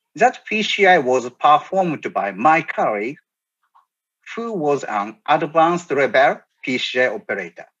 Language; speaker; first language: English; non-native, learner; Japanese